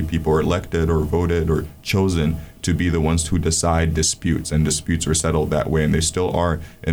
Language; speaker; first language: English; non-native, local second language; Ganda